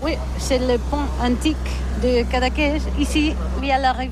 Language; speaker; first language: French; non-native, learner; Catalan